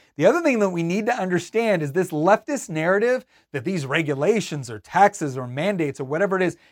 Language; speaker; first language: English; native; English